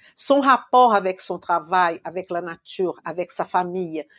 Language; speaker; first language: French; non-native, fluent; Portuguese